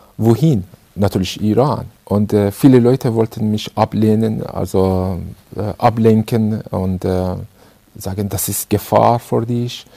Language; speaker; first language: German; non-native, fluent; Persian